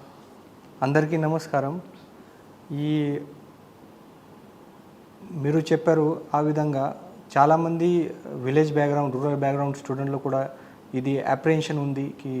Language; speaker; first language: Telugu; non-native, fluent; Marathi